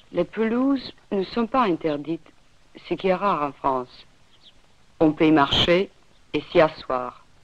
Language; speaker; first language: French; non-native, fluent; Serbian